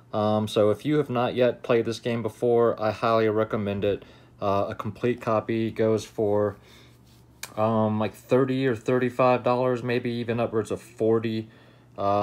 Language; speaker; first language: English; native; English